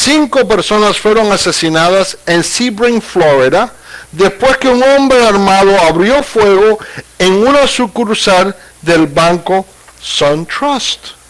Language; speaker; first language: Spanish; native; Spanish